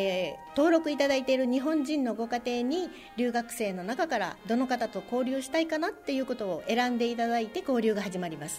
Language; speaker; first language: Japanese; native; Japanese